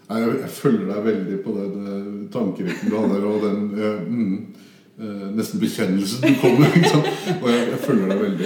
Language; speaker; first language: Norwegian; native; Norwegian